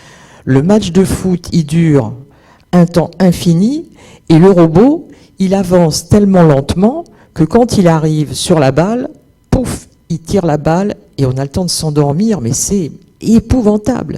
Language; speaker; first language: French; native; French